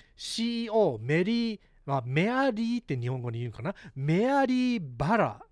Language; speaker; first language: Japanese; early bilingual, heritage; Japanese